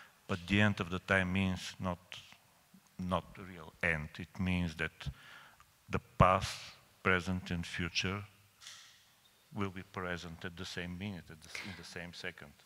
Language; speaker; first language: English; non-native, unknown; Bulgarian